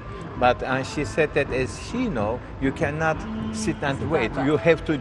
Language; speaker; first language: English; non-native, learner; Turkish